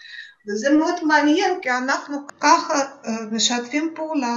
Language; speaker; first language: Hebrew; non-native, fluent; Russian